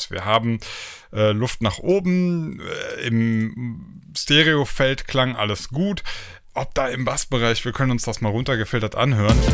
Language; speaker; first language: German; native; German